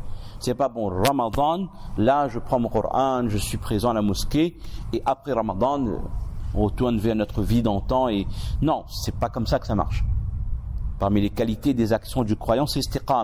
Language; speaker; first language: French; native; French